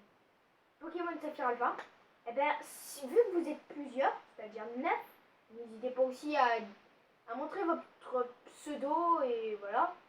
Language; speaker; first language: French; native; French